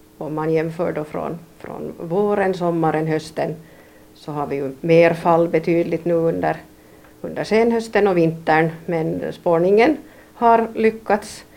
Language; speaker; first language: Swedish; native; Swedish